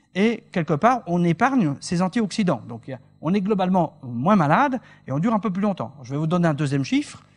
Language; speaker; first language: French; native; French